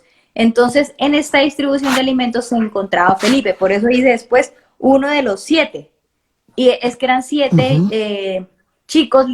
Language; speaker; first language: Spanish; native; Spanish